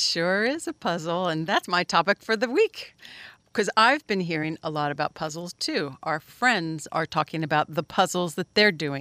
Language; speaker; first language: English; native; English